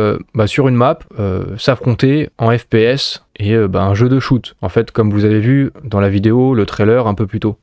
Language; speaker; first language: French; native; French